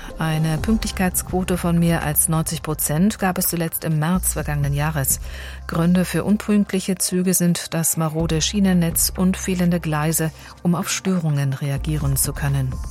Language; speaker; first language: German; native; German